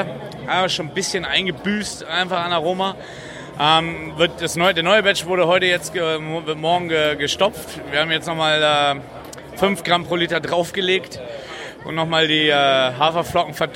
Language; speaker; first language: German; native; German